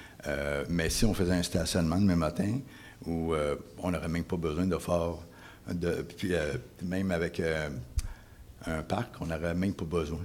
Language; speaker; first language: French; native; French